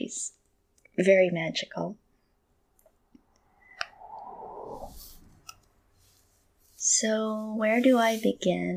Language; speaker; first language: English; non-native, local second language; Filipino